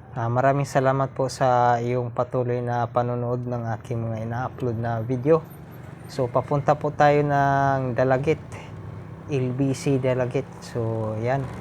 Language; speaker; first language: Filipino; non-native, local second language; Cebuano